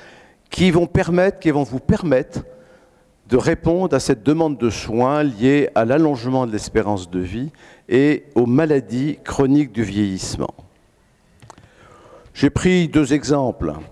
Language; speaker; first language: French; native; French